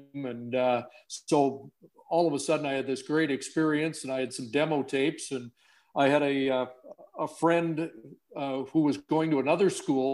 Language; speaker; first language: English; native; English